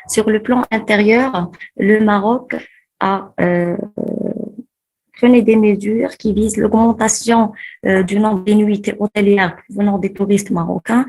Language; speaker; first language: French; non-native, local second language; Arabic